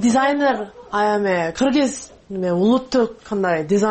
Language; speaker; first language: Kyrgyz; non-native, learner; English